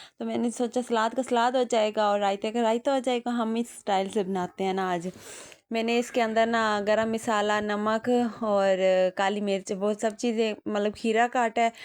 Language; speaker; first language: Urdu; non-native, local second language; Punjabi